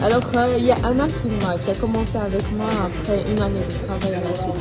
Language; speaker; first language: French; non-native, local second language; Arabic